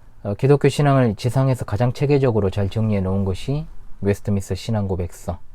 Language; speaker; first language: Korean; native; Korean